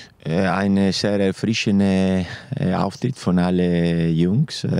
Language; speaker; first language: German; non-native, fluent; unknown